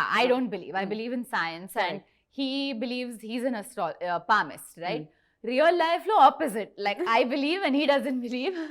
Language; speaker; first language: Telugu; non-native, learner; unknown